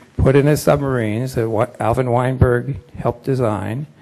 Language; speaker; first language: English; native; English